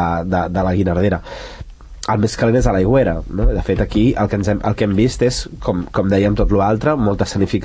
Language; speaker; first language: Catalan; native; Catalan